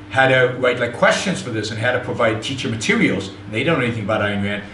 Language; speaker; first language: English; non-native, fluent; Hebrew